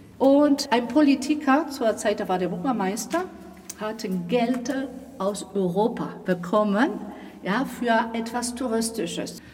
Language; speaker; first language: German; non-native, fluent; Spanish